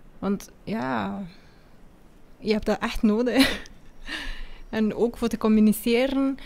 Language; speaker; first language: Dutch; early bilingual, other home language; Amharic